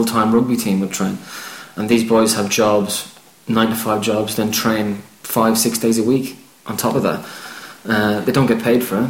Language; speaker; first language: English; native; English